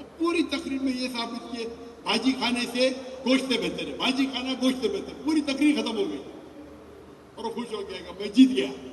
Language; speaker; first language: Urdu; non-native, local second language; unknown